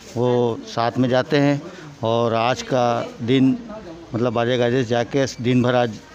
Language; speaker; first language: Hindi; native; Hindi